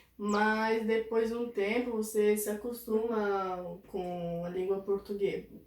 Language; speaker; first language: Portuguese; non-native, fluent; Italian